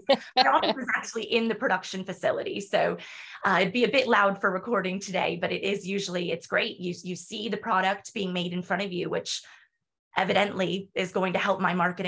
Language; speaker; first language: English; native; English